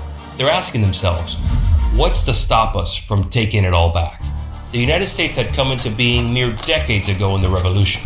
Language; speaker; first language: English; native; English